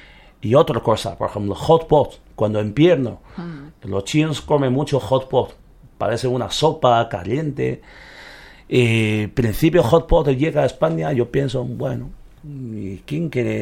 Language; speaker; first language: Spanish; non-native, learner; Chinese